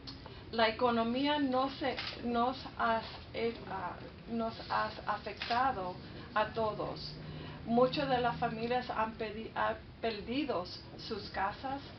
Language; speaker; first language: Spanish; early bilingual, heritage; Spanish